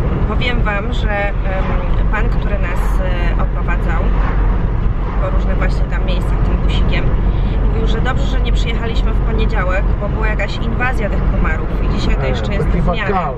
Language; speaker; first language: Polish; native; Polish